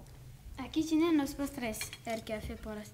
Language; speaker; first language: Spanish; non-native, learner; French